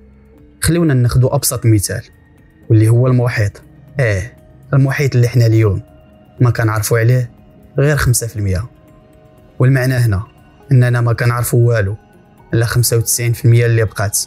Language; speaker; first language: Arabic; native; Arabic